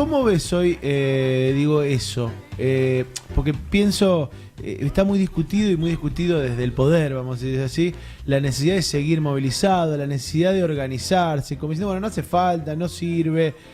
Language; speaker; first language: Spanish; native; Spanish